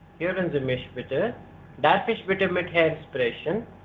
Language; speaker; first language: German; non-native, learner; Hindi